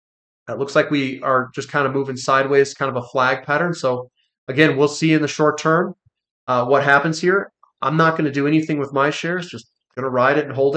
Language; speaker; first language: English; native; English